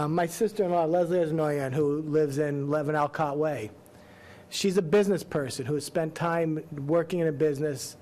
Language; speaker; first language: English; native; English